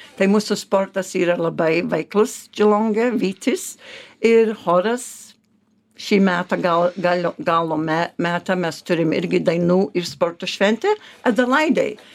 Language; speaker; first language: Lithuanian; early bilingual, heritage; Lithuanian